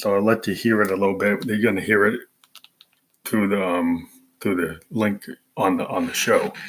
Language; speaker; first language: English; native; English